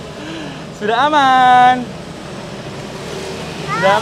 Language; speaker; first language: Indonesian; native; Indonesian